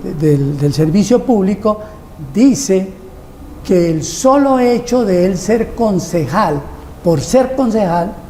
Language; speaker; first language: Spanish; native; Spanish